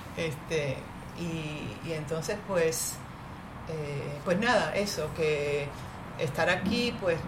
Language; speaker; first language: Spanish; native; Spanish